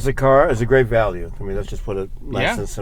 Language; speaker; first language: English; native; English